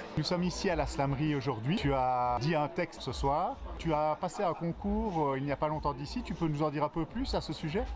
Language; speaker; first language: French; native; French